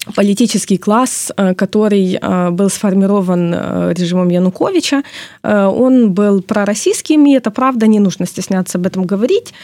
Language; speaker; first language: Russian; non-native, local second language; Ukrainian